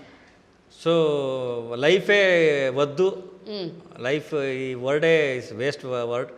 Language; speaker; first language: Telugu; non-native, learner; Kannada